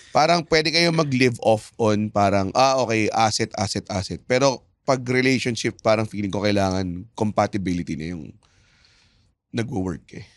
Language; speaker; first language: Filipino; native; Filipino